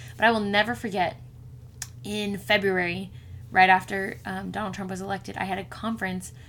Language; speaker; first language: English; native; English